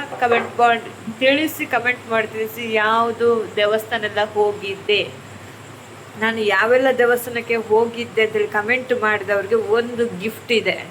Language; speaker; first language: Kannada; non-native, local second language; Tulu